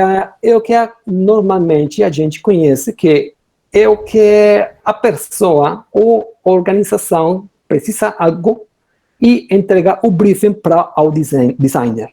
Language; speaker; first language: Portuguese; non-native, learner; Spanish